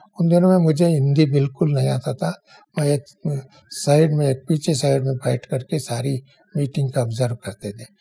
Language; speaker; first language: Hindi; non-native, local second language; Kannada